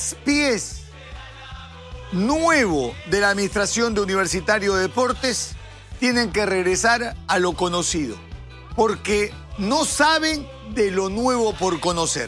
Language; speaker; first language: Spanish; native; Spanish